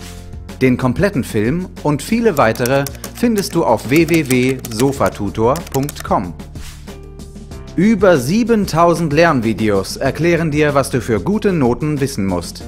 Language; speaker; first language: German; native; German